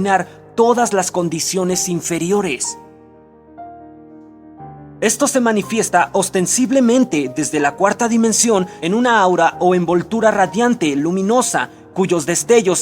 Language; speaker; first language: Spanish; native; Spanish